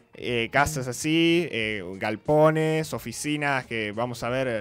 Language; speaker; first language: Spanish; native; Spanish